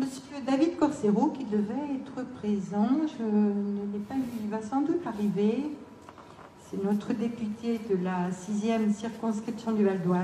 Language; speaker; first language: French; native; French